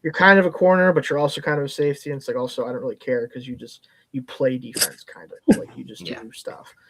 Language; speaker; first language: English; native; English